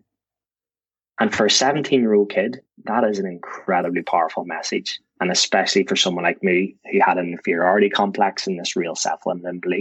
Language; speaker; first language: English; native; English